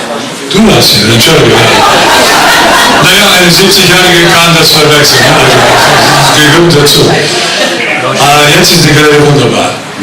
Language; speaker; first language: German; non-native, fluent; Bulgarian